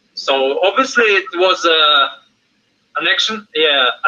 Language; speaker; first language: English; non-native, fluent; Russian